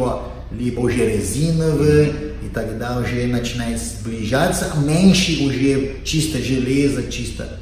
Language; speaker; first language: Russian; non-native, learner; Portuguese